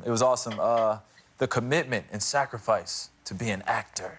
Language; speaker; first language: English; native; English